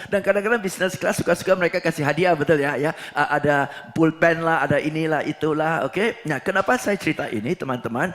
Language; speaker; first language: Indonesian; non-native, fluent; English